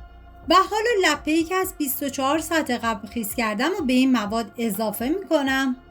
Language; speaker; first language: Persian; native; Persian